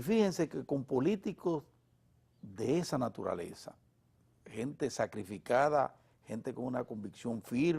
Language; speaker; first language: Spanish; native; Spanish